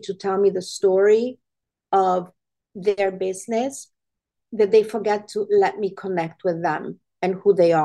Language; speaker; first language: English; non-native, fluent; Italian